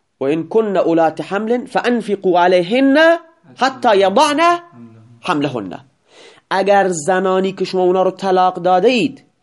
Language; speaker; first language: Persian; non-native, local second language; Baluchi